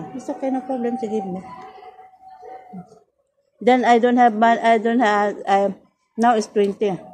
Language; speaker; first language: English; non-native, learner; Filipino